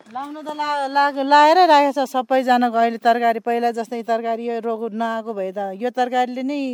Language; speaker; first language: Nepali; non-native, local second language; Eastern Tamang